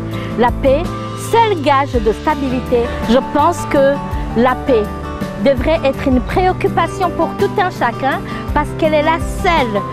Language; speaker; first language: French; non-native, local second language; Kinyarwanda